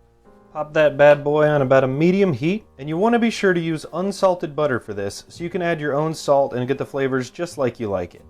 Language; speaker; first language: English; native; English